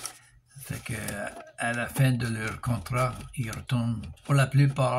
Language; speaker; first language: French; non-native, local second language; English